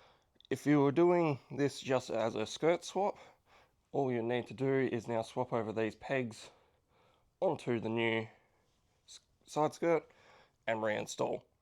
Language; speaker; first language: English; native; English